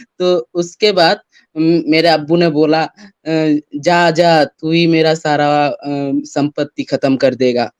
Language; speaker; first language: Hindi; non-native, fluent; Bangla